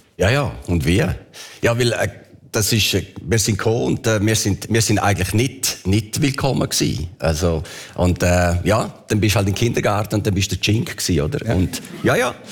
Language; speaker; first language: German; early bilingual, other home language; Italian